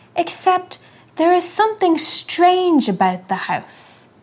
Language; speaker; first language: English; native; English